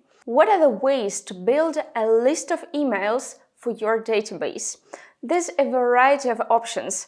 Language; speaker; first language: English; non-native, fluent; Russian